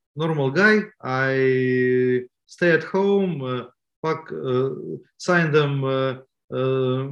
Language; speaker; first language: English; non-native, learner; Estonian